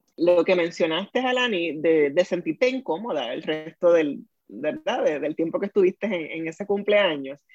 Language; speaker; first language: Spanish; native; Spanish